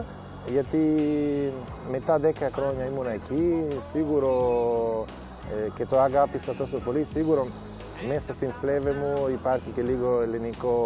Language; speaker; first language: Greek; non-native, learner; Italian